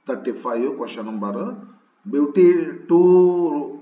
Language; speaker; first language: English; non-native, local second language; Kannada